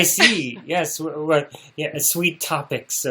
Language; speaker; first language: English; native; English